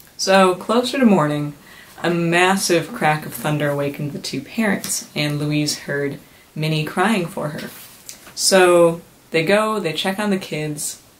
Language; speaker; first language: English; native; English